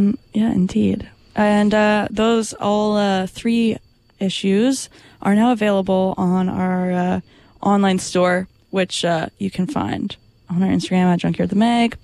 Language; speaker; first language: English; native; English